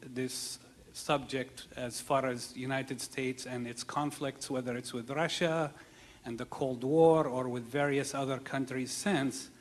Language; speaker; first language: English; non-native, fluent; Arabic